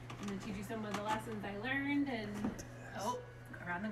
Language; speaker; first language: English; early bilingual, heritage; English